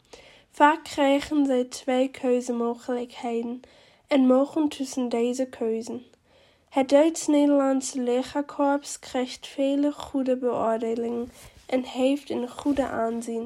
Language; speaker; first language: Dutch; non-native, learner; German